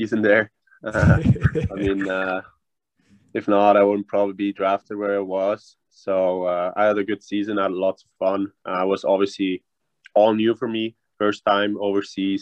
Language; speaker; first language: English; non-native, fluent; Swiss German